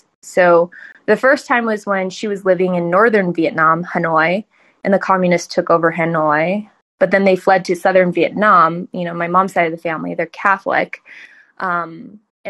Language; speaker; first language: English; early bilingual, other home language; Chinese